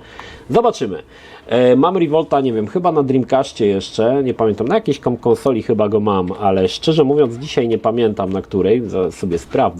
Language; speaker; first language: Polish; native; Polish